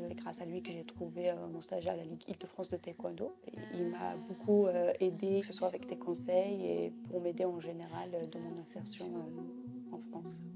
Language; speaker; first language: French; non-native, local second language; Kabyle